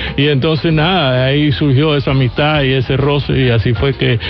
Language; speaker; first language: Spanish; native; Spanish